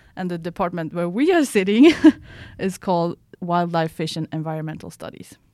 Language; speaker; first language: English; non-native, fluent; Swedish